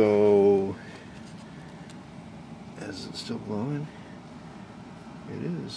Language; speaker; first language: English; native; English